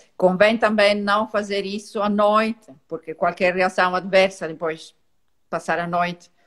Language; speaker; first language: Portuguese; non-native, fluent; Italian